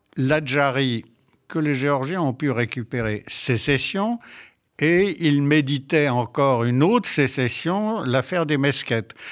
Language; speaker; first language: French; native; French